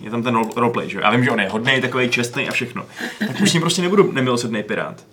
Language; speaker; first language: Czech; native; Czech